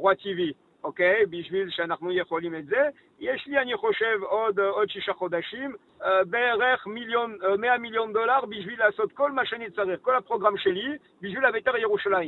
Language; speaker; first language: Hebrew; non-native, learner; French